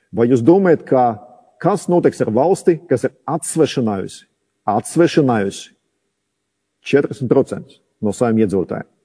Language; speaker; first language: Latvian; non-native, local second language; Russian